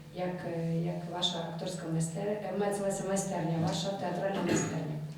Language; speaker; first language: Ukrainian; native; Ukrainian